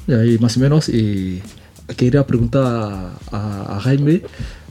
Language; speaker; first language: Spanish; non-native, fluent; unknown